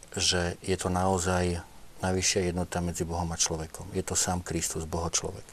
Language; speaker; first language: Slovak; native; Slovak